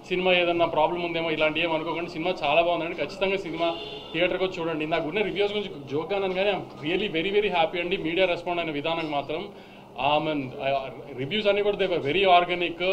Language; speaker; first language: Telugu; native; Telugu